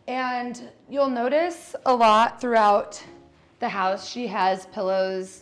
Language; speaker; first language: English; native; English